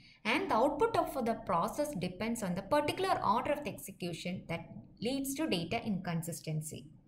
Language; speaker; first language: English; non-native, local second language; Malayalam